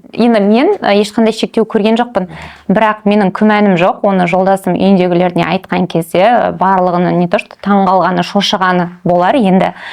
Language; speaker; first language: Kazakh; non-native, local second language; Russian